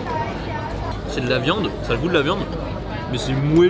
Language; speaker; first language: French; native; French